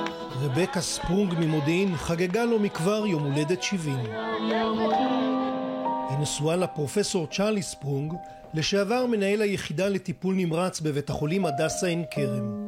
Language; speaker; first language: Hebrew; native; Hebrew